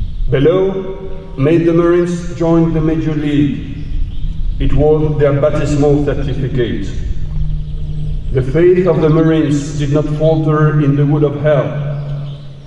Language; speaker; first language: English; non-native, fluent; French